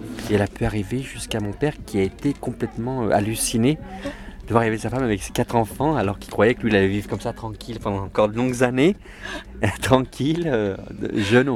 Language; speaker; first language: French; early bilingual, other home language; Arabic